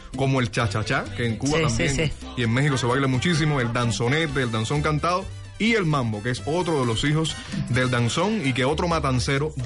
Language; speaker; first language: Spanish; native; Spanish